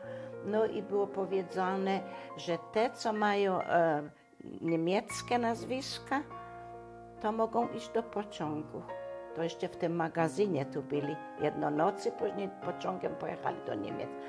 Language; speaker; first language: Polish; non-native, local second language; German